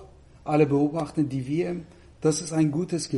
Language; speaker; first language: German; non-native, fluent; Persian